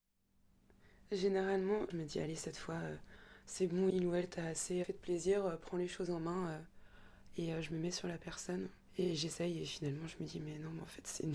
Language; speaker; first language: French; native; French